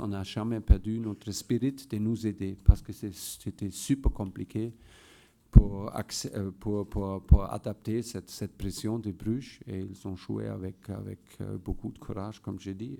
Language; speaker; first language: French; non-native, fluent; German